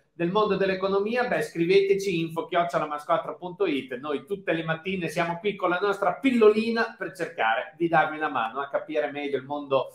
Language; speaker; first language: Italian; native; Italian